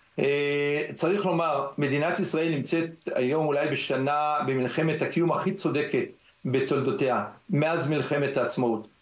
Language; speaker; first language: Hebrew; native; Hebrew